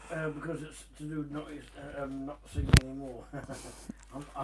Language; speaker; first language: English; native; English